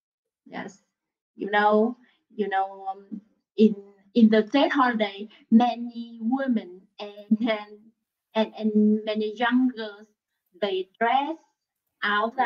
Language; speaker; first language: English; non-native, learner; Vietnamese